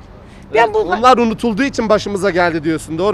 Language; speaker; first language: Turkish; native; Turkish